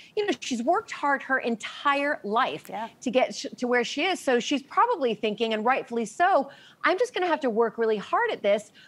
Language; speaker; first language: English; native; English